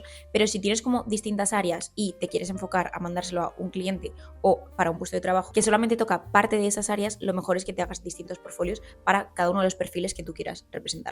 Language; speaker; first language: Spanish; native; Spanish